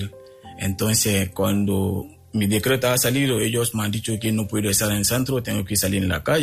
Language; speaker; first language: Spanish; non-native, fluent; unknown